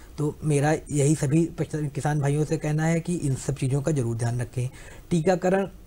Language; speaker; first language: Hindi; native; Hindi